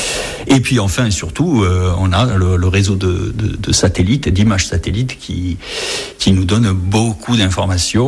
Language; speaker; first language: French; native; French